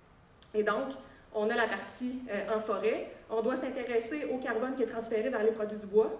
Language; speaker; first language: French; native; French